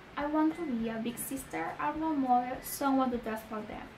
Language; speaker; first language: English; non-native, learner; Spanish